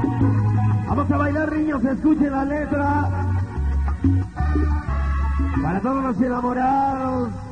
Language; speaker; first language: Spanish; native; Spanish